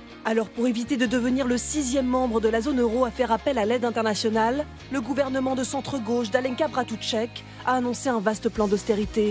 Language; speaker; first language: French; native; French